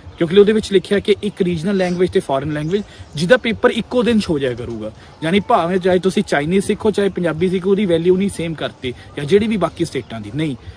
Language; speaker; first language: Punjabi; native; Punjabi